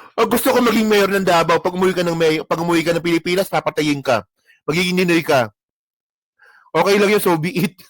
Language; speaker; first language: Filipino; non-native, local second language; Hiligaynon